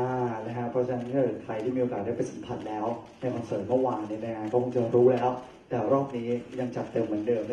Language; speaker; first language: Thai; native; Thai